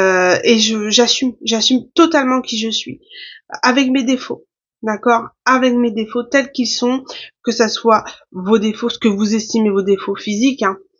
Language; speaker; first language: French; native; French